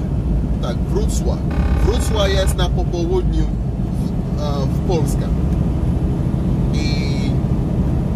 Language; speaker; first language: Polish; non-native, learner; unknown